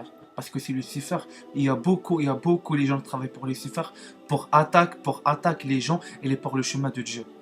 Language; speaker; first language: French; non-native, learner; Arabic